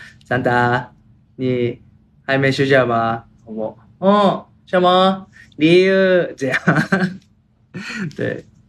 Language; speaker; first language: Chinese; non-native, learner; Japanese